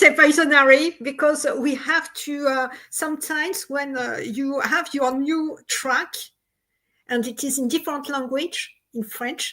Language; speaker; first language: English; non-native, fluent; French